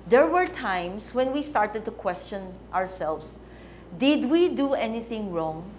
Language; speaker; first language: English; non-native, local second language; Filipino